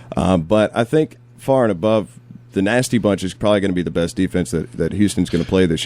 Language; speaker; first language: English; native; English